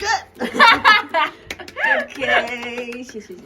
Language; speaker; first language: Chinese; non-native, fluent; Mongolian